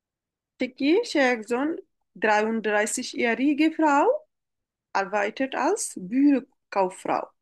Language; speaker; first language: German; non-native, fluent; Bangla